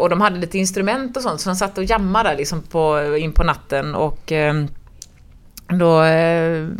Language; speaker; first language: Swedish; native; Swedish